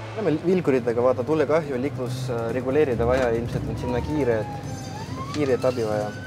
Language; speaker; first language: Estonian; non-native, local second language; Russian